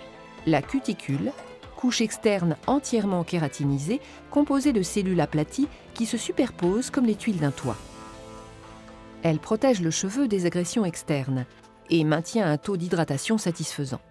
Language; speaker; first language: French; native; French